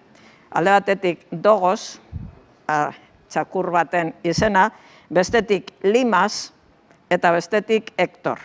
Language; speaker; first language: Basque; native; Basque